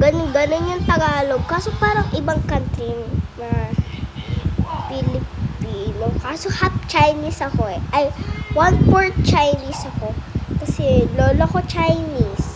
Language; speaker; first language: Filipino; native; Filipino